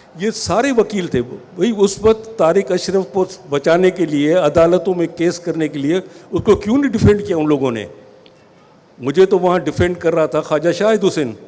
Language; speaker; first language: Urdu; non-native, local second language; Sindhi